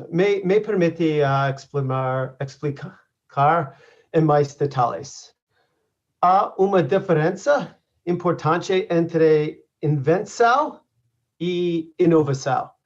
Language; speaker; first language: Portuguese; non-native, learner; English